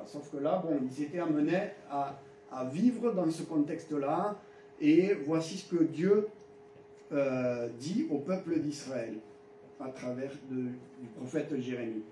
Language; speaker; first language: French; native; French